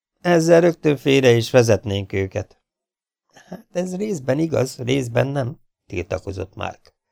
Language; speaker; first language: Hungarian; native; Hungarian